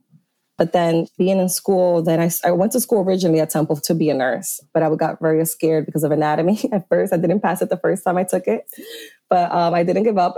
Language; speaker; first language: English; native; English